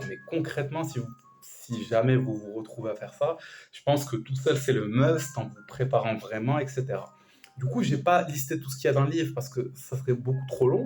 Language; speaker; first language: French; native; French